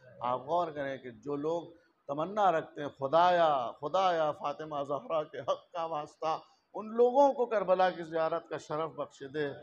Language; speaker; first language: Urdu; native; Urdu